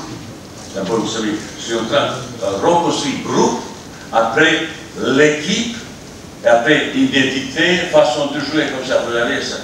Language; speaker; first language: French; non-native, fluent; Bosnian